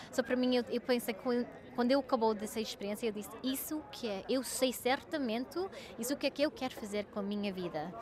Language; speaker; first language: Portuguese; early bilingual, heritage; English